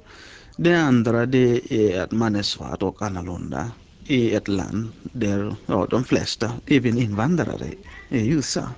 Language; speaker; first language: Swedish; early bilingual, other home language; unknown